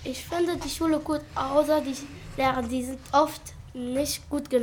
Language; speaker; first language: German; early bilingual, other home language; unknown